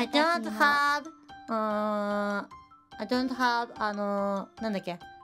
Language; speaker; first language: English; non-native, learner; Japanese